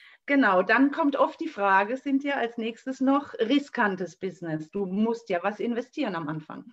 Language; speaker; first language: German; native; German